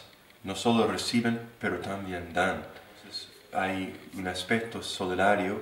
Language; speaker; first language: Spanish; non-native, fluent; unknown